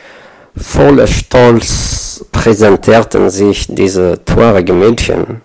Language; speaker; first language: German; non-native, fluent; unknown